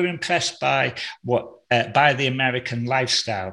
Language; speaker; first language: English; native; English